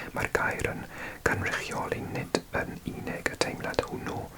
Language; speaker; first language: Welsh; non-native, learner; English